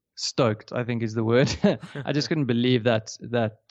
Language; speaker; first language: English; native; English